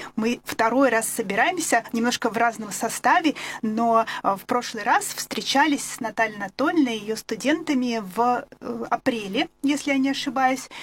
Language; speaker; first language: Russian; native; Russian